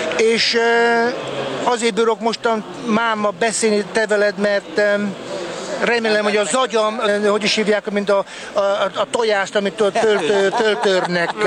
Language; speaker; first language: Hungarian; early bilingual, heritage; Hungarian